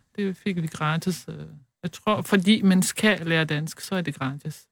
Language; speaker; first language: Danish; non-native, fluent; Portuguese